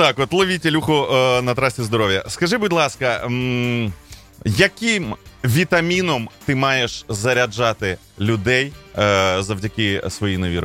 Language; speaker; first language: Ukrainian; native; Ukrainian